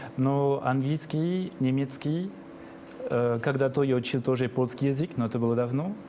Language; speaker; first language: Russian; non-native, fluent; French